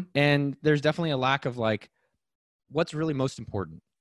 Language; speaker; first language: English; native; English